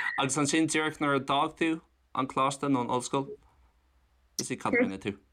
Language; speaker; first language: Irish; non-native, local second language; English